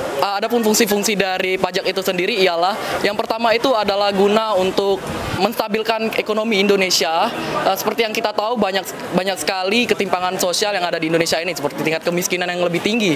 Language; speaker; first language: Indonesian; native; Indonesian